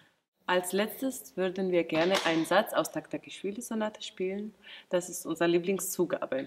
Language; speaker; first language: German; non-native, fluent; Georgian